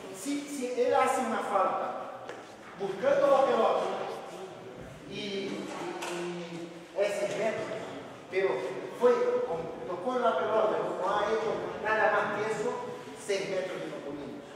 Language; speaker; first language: Spanish; non-native, fluent; Portuguese